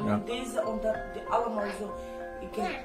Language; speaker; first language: Dutch; non-native, learner; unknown